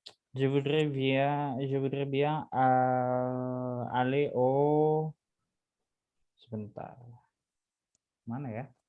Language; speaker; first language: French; non-native, fluent; Indonesian